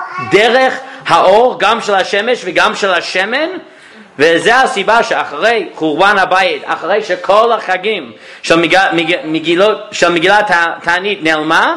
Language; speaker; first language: Hebrew; non-native, fluent; English